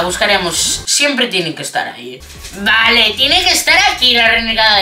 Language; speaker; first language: Spanish; native; Spanish